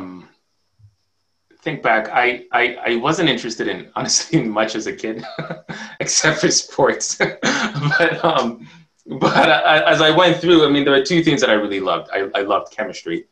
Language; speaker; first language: English; non-native, local second language; Yoruba